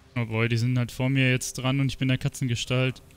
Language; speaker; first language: German; native; German